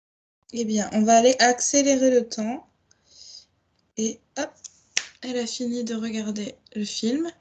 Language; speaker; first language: French; native; French